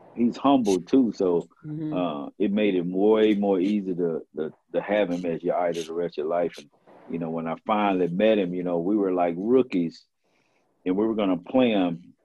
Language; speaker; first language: English; native; English